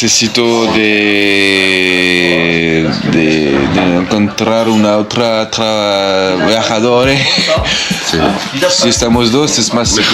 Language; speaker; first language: Spanish; non-native, learner; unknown